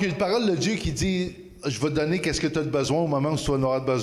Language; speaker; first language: French; native; French